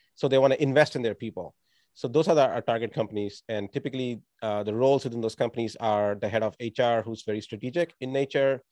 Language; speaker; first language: English; non-native, local second language; Tamil